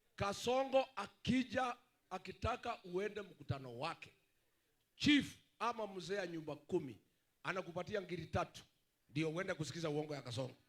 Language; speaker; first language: Swahili; non-native, local second language; Kikuyu